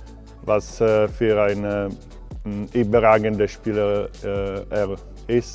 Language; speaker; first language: German; non-native, fluent; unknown